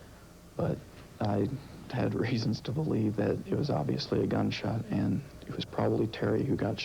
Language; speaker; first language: English; native; English